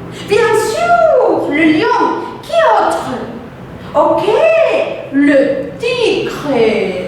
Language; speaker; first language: French; non-native, fluent; Spanish